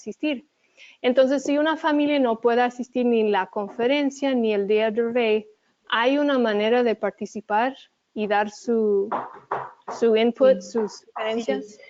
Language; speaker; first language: Spanish; early bilingual, heritage; Spanish